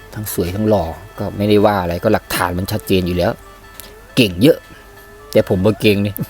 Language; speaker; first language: Thai; native; Thai